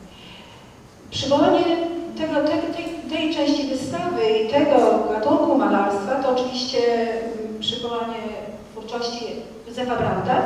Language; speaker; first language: Polish; native; Polish